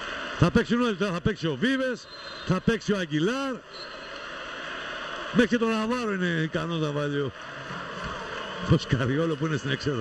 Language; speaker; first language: Greek; native; Greek